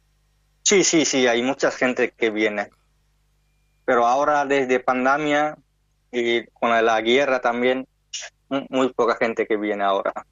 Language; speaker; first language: Spanish; non-native, learner; Hindi